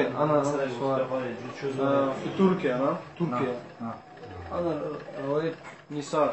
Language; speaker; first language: Arabic; non-native, learner; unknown